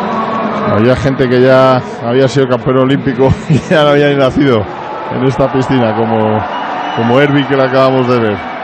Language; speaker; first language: Spanish; native; Spanish